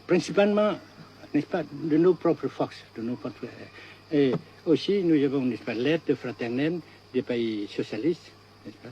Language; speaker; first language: French; non-native, fluent; Vietnamese